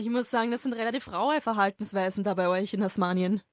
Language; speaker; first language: German; native; German